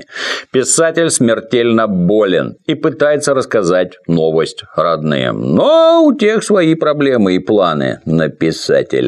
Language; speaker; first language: Russian; native; Russian